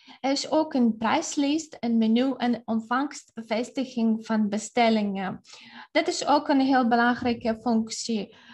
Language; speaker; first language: Dutch; non-native, fluent; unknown